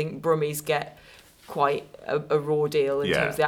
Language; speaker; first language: English; native; English